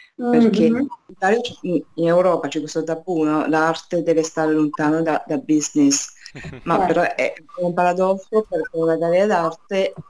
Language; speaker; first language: Italian; non-native, fluent; Chinese